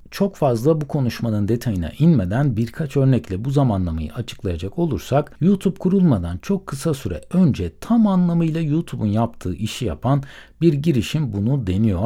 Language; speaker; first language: Turkish; native; Turkish